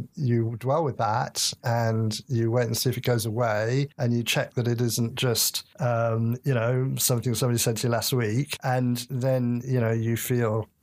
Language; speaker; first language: English; native; English